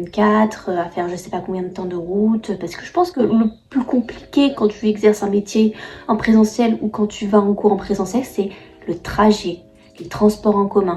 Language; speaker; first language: French; native; French